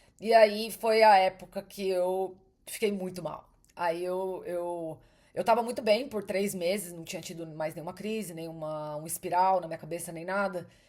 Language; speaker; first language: Portuguese; native; Portuguese